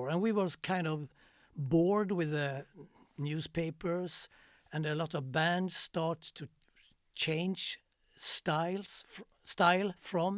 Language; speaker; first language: English; non-native, fluent; Swedish